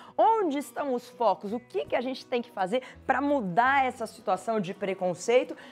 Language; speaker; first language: Portuguese; native; Portuguese